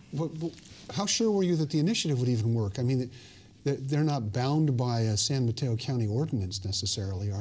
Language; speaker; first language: English; native; English